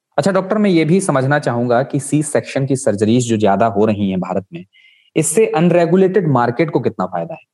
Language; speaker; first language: Hindi; native; Hindi